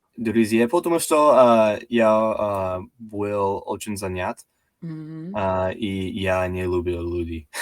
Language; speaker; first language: Russian; non-native, learner; English